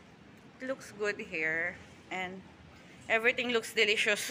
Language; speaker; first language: English; non-native, local second language; Filipino